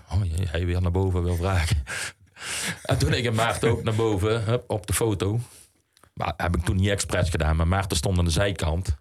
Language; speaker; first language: Dutch; native; Dutch